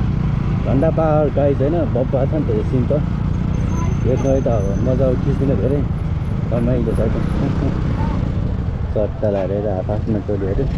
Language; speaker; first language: Nepali; native; Nepali